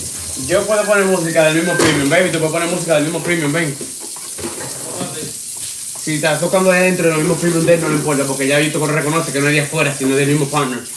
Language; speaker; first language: Spanish; early bilingual, other home language; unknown